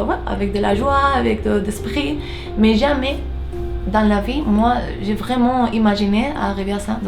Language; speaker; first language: French; early bilingual, heritage; Dutch